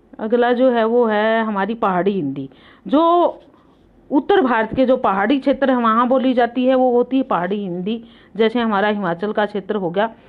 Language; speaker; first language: Hindi; native; Hindi